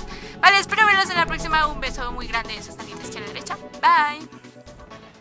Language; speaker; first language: Spanish; native; Spanish